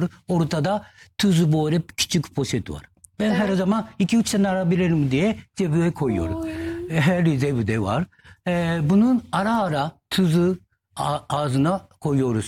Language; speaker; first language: Turkish; non-native, learner; Japanese